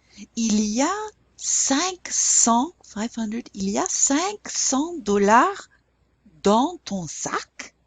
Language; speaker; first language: French; non-native, fluent; English